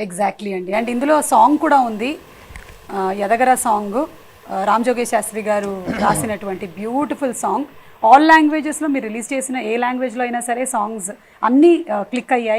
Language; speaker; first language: Telugu; native; Telugu